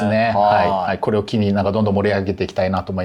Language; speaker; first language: Japanese; native; Japanese